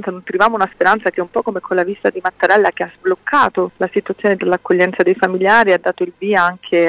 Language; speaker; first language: Italian; native; Italian